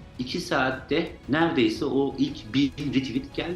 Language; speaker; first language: Turkish; native; Turkish